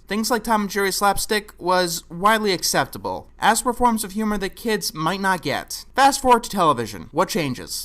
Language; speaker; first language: English; native; English